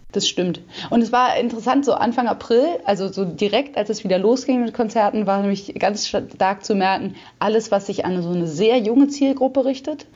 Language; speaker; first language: German; native; German